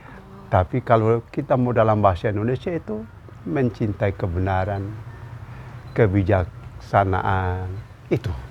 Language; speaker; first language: Indonesian; non-native, local second language; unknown